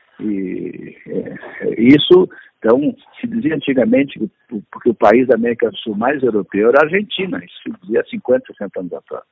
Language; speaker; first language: Portuguese; native; Portuguese